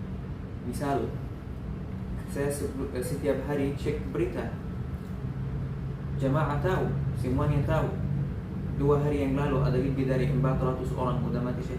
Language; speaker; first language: Indonesian; non-native, learner; Arabic